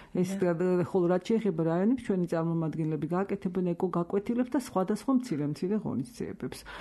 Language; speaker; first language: Georgian; native; Georgian